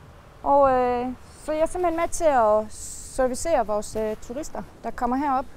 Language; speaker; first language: Danish; native; Danish